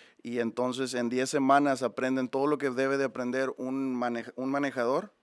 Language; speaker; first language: Spanish; early bilingual, heritage; Spanish